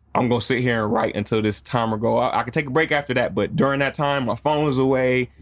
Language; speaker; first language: English; native; English